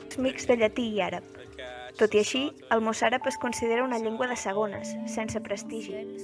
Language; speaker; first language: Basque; non-native, local second language; Spanish